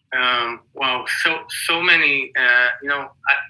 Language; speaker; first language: English; non-native, fluent; Hebrew